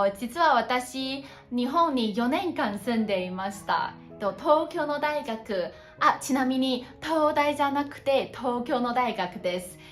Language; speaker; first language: Japanese; non-native, fluent; Chinese